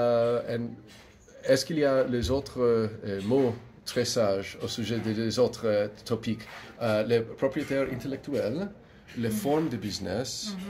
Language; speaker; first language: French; non-native, learner; English